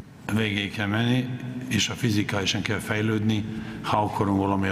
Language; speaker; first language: Hungarian; non-native, learner; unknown